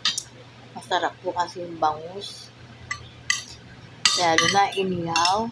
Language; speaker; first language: Filipino; native; Filipino